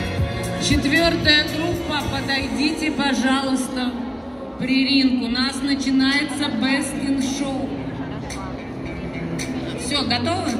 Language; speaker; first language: Russian; native; Russian